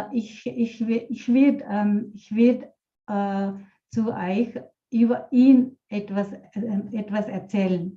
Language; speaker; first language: German; non-native, fluent; Telugu